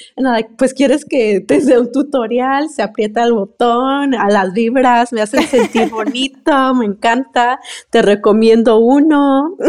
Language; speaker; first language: Spanish; early bilingual, heritage; Spanish